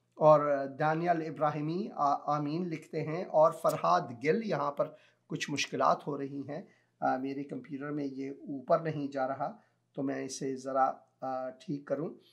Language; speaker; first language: Urdu; non-native, local second language; Punjabi